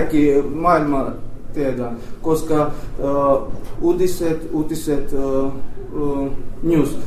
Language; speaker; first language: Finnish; non-native, learner; Armenian